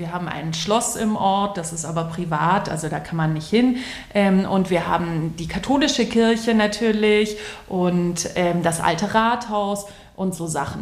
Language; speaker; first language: German; native; German